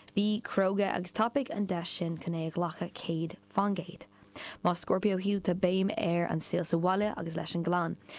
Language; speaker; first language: Irish; native; Irish